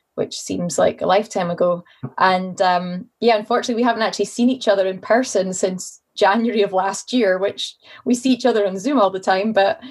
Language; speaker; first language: English; native; English